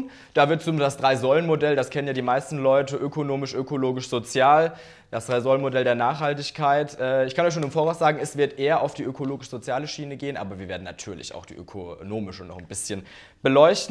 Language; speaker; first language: German; native; German